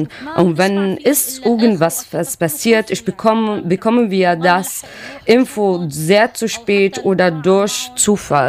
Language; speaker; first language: German; non-native, learner; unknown